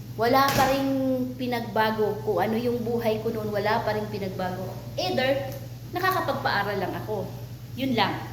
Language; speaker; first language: Filipino; non-native, local second language; Cebuano